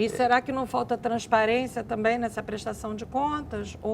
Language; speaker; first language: Portuguese; native; Portuguese